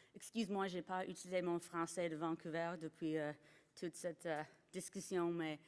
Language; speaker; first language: French; non-native, local second language; English